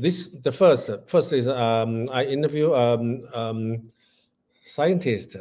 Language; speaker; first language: English; non-native, learner; Chinese